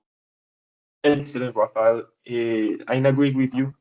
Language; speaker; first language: English; non-native, learner; Spanish